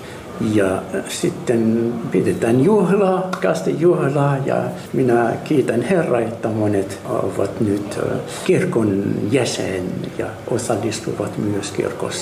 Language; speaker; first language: Finnish; non-native, fluent; Arabic